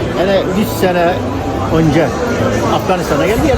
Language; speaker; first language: Turkish; non-native, fluent; Uzbek